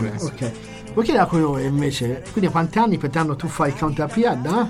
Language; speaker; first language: Italian; native; Italian